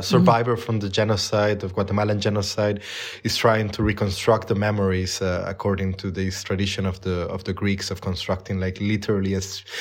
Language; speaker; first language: English; non-native, fluent; Spanish